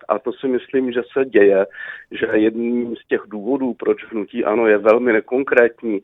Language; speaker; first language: Czech; native; Czech